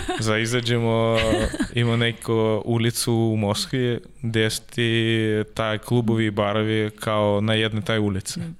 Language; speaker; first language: Serbian; non-native, learner; Russian